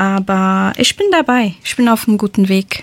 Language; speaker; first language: German; early bilingual, other home language; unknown